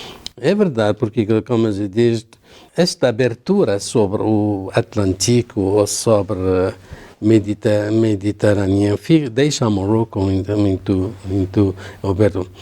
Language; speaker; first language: Portuguese; non-native, learner; Arabic